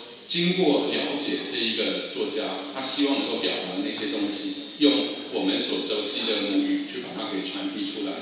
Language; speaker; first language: Chinese; native; Chinese